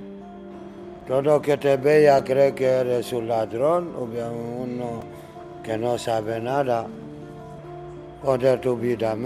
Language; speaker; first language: Spanish; non-native, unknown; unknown